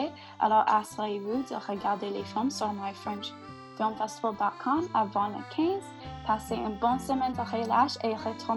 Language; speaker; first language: French; non-native, learner; English